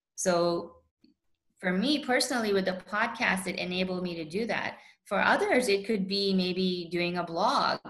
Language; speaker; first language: English; early bilingual, other home language; Urdu